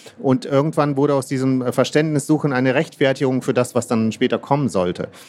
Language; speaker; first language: German; early bilingual, other home language; Russian